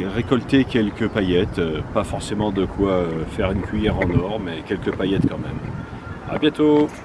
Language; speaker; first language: French; native; French